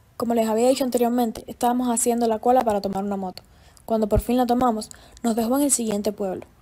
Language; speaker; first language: Spanish; native; Spanish